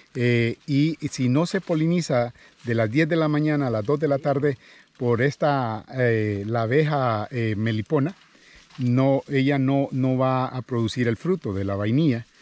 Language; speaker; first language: Spanish; native; Spanish